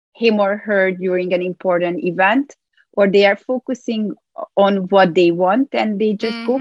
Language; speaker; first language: English; non-native, fluent; Hungarian